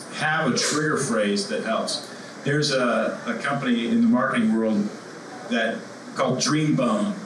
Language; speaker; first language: English; native; English